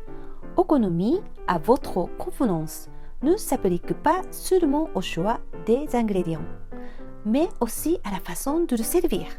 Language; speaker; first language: French; non-native, fluent; Japanese